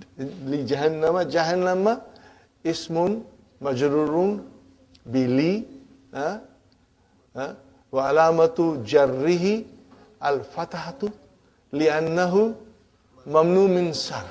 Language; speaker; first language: Arabic; non-native, fluent; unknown